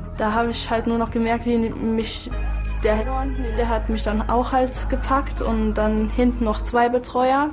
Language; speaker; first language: German; native; German